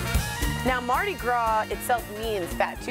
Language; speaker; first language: English; native; English